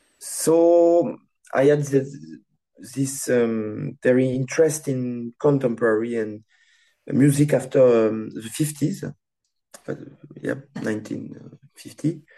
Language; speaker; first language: English; non-native, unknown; French